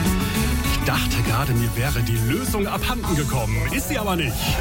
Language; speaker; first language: German; native; German